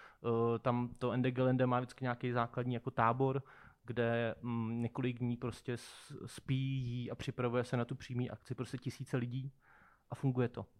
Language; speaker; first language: Czech; native; Czech